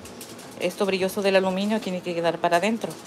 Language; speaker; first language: Spanish; native; Spanish